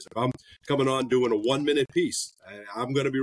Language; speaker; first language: English; native; English